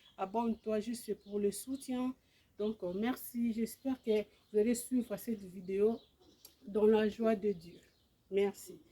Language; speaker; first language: French; non-native, local second language; Lingala